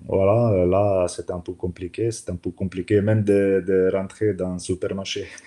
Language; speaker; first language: French; non-native, learner; Slovenian